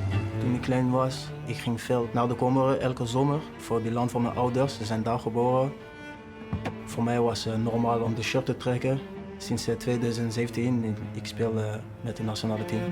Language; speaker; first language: Dutch; non-native, learner; French